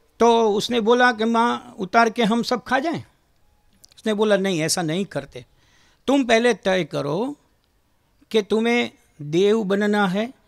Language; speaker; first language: Hindi; non-native, local second language; Gujarati